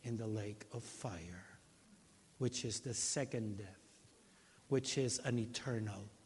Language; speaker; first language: English; non-native, local second language; Filipino